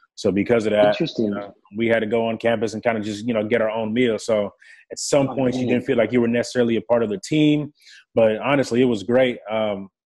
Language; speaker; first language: English; early bilingual, other home language; French